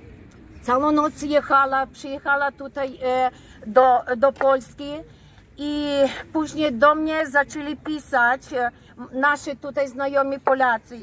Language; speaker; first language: Polish; non-native, fluent; Ukrainian